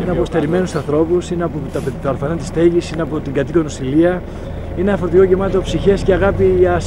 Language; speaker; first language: Greek; native; Greek